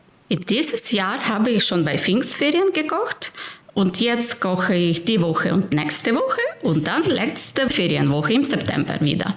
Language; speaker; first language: German; non-native, fluent; Ukrainian